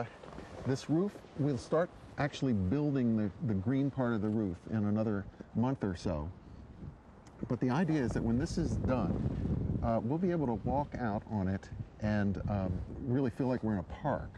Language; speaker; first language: English; native; English